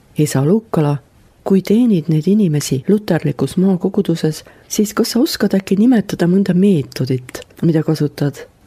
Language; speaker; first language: Estonian; native; Estonian